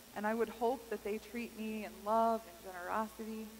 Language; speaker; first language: English; native; English